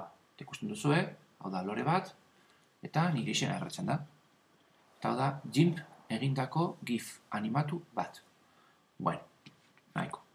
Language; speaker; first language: Basque; non-native, local second language; Spanish